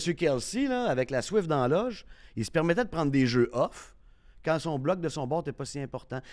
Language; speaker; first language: French; native; French